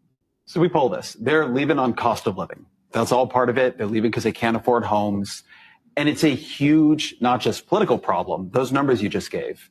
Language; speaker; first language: English; native; English